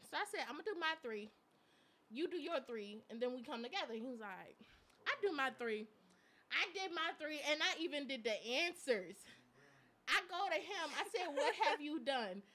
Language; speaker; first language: English; native; English